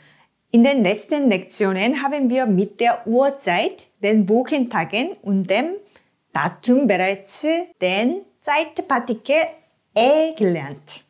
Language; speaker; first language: German; non-native, fluent; Korean